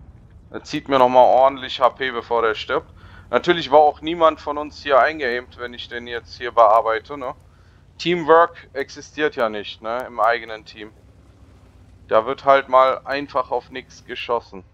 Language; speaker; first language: German; native; German